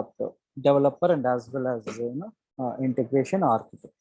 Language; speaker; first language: English; non-native, local second language; Telugu